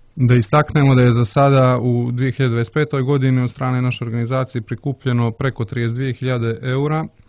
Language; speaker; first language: Croatian; native; Croatian